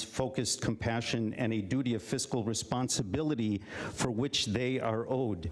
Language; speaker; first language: English; early bilingual, other home language; Arabic